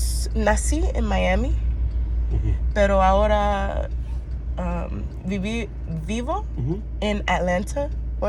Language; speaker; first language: Spanish; non-native, learner; English